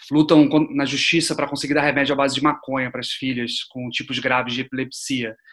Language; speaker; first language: Portuguese; native; Portuguese